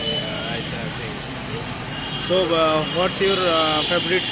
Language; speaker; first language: English; non-native, learner; Bangla